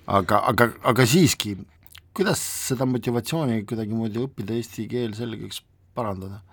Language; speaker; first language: Estonian; non-native, local second language; Russian